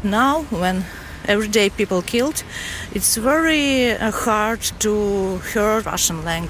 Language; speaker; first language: English; non-native, learner; Ukrainian